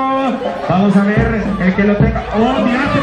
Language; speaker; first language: Spanish; native; Spanish